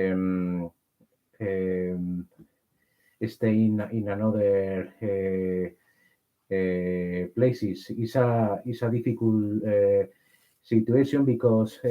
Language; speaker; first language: English; non-native, learner; Spanish